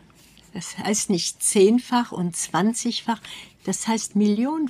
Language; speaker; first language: German; native; German